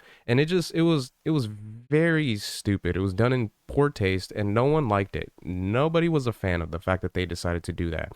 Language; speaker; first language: English; native; English